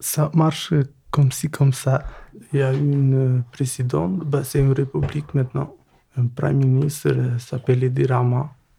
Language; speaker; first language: French; non-native, learner; Albanian